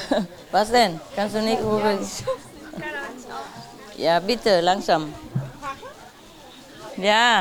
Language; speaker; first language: German; non-native, learner; Vietnamese